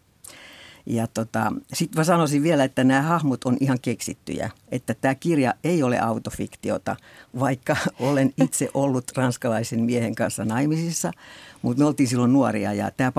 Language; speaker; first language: Finnish; native; Finnish